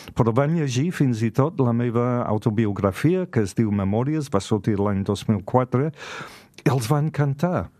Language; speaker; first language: Catalan; non-native, fluent; English